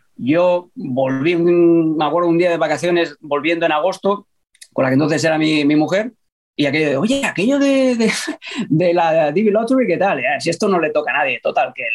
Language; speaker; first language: Spanish; native; Spanish